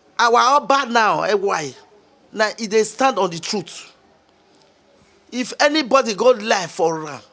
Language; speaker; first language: Nigerian Pidgin; non-native, local second language; Bini